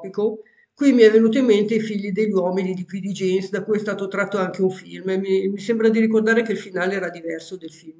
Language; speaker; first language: Italian; native; Italian